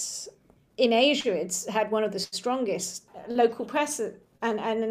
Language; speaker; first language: English; native; English